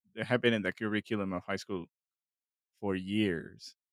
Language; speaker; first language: English; non-native, fluent; Spanish